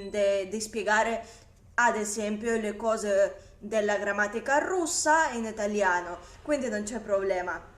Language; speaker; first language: Italian; non-native, fluent; Russian